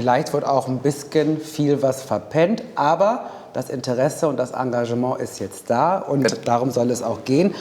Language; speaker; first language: German; native; German